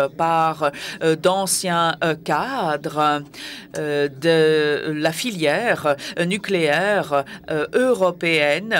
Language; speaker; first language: French; native; French